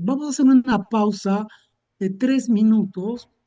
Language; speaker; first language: Spanish; native; Spanish